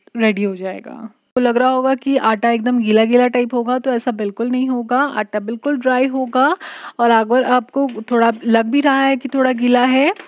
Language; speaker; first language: Hindi; non-native, local second language; Bangla